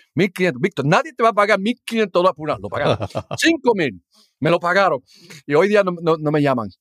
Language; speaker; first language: Spanish; early bilingual, heritage; Spanish